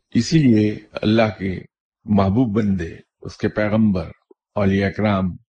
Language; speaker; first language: Urdu; native; Urdu